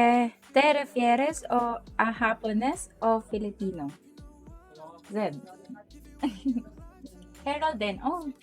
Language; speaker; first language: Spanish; non-native, learner; Filipino